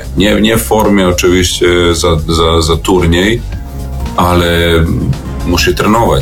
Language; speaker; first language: Polish; non-native, fluent; Serbian